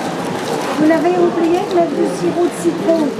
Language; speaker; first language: French; native; French